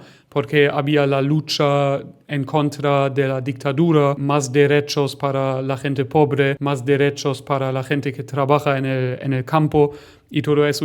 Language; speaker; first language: Spanish; non-native, fluent; German